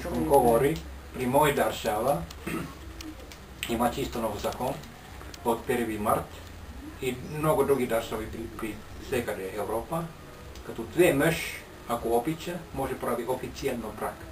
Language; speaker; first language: Bulgarian; non-native, learner; Finnish